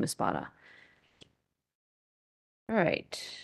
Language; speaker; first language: English; native; English